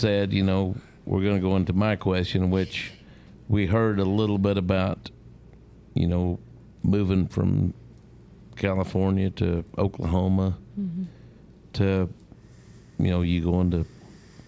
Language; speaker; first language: English; early bilingual, other home language; Spanish